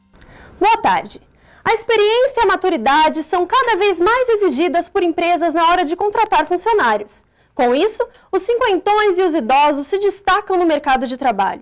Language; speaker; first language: Portuguese; native; Portuguese